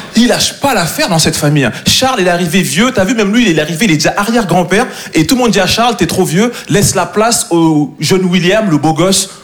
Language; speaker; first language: French; native; French